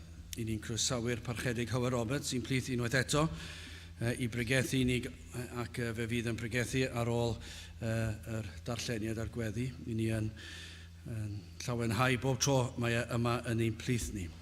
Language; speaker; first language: Welsh; native; Welsh